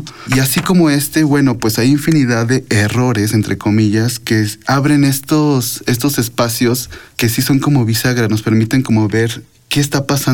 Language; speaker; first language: Spanish; native; Spanish